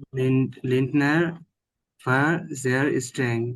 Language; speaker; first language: German; non-native, learner; Bangla